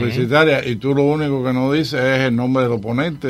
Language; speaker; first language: Spanish; native; Spanish